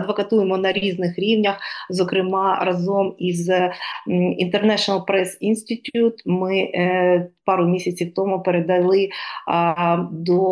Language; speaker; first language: Ukrainian; native; Ukrainian